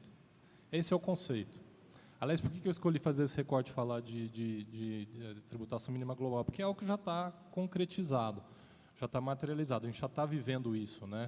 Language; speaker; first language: Portuguese; native; Portuguese